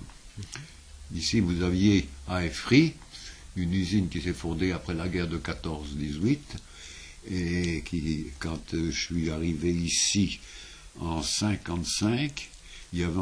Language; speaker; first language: French; native; French